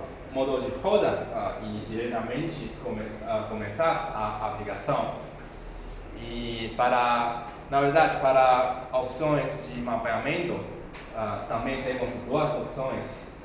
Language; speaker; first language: Portuguese; non-native, fluent; Chinese